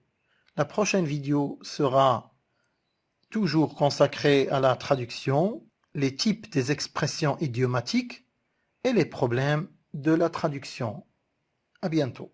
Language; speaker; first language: French; non-native, local second language; Arabic